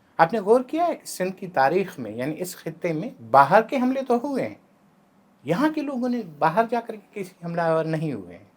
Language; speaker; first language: Urdu; non-native, local second language; Sindhi